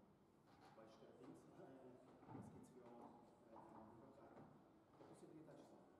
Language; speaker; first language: German; non-native, learner; Italian